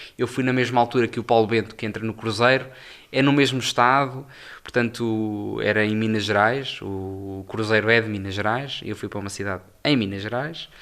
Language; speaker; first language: Portuguese; native; Portuguese